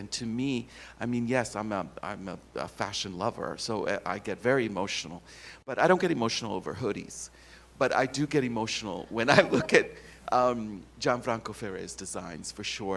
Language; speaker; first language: English; native; English